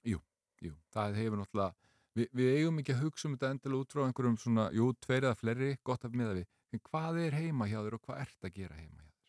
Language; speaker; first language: Icelandic; native; Icelandic